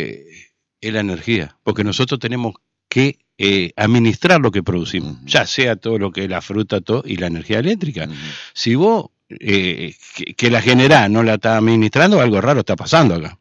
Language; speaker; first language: Spanish; native; Spanish